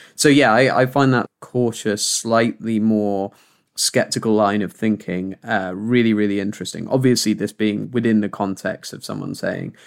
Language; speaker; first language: English; native; English